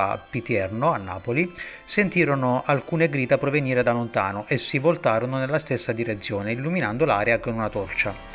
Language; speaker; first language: Italian; native; Italian